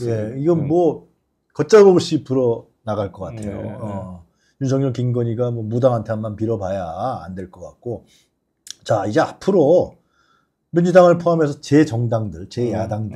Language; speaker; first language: Korean; native; Korean